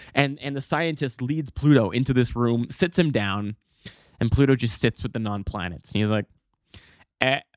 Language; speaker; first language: English; native; English